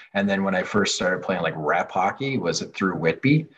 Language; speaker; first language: English; non-native, fluent; French